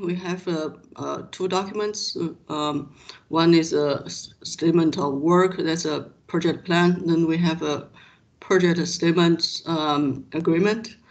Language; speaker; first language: English; non-native, fluent; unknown